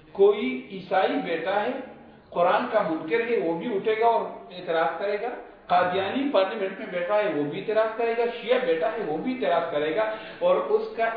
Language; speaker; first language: Urdu; non-native, local second language; Pashto